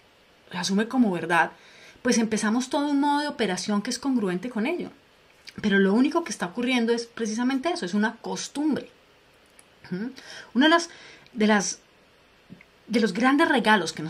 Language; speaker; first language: Spanish; native; Spanish